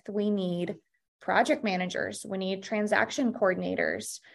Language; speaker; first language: English; early bilingual, other home language; Russian